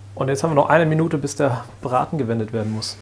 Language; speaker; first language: German; native; German